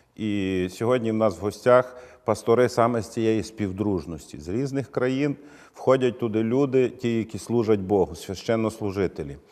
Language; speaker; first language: Ukrainian; native; Ukrainian